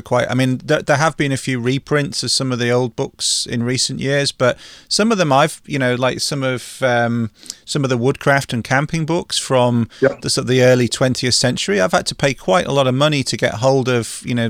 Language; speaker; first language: English; native; English